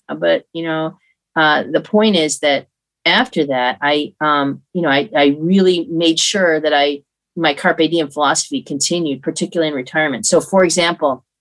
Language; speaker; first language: English; native; English